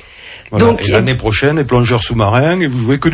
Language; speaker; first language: French; native; French